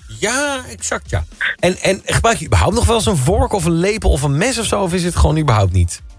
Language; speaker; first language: Dutch; native; Dutch